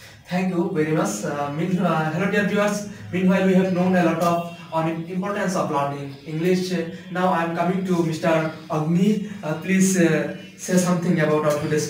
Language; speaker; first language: English; non-native, learner; Bangla